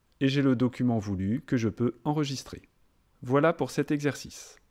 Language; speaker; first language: French; native; French